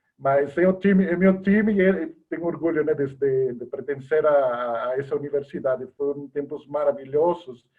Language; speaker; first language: Portuguese; non-native, fluent; Spanish